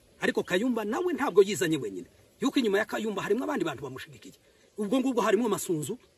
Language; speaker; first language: Kinyarwanda; native; Kinyarwanda